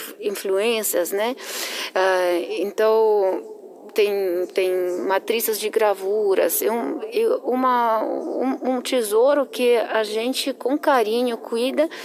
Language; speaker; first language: Portuguese; non-native, fluent; Russian